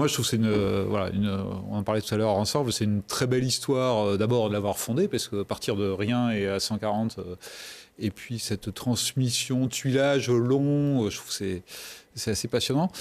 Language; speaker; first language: French; native; French